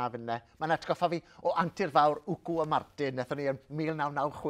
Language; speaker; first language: Welsh; native; Welsh